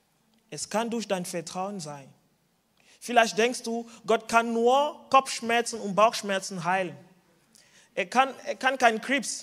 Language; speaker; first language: German; non-native, fluent; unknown